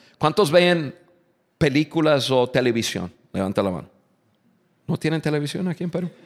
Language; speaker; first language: Spanish; non-native, fluent; English